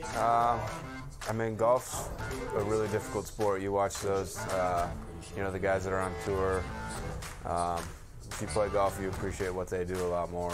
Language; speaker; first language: English; native; English